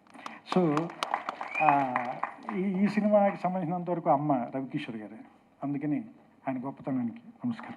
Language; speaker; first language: Telugu; native; Telugu